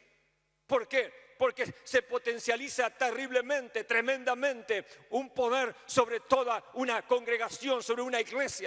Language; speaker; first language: Spanish; native; Spanish